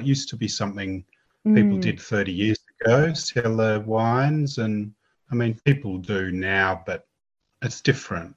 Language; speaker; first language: English; native; English